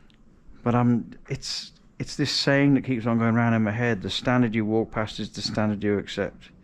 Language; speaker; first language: English; native; English